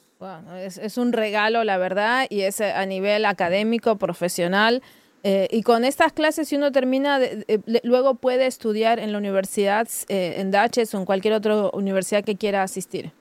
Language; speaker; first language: Spanish; native; Spanish